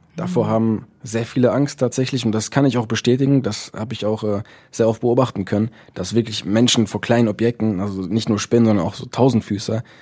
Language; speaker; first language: German; early bilingual, other home language; Dutch